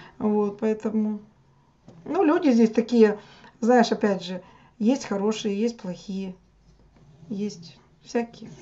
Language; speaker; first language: Russian; native; Russian